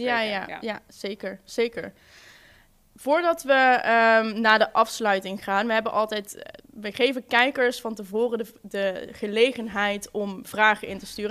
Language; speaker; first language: Dutch; native; Dutch